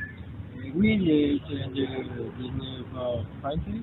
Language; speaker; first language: French; non-native, learner; Spanish